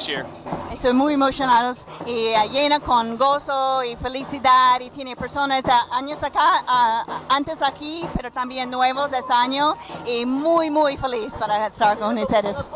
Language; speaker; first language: Spanish; non-native, learner; English